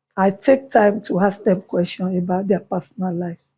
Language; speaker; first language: English; non-native, local second language; Yoruba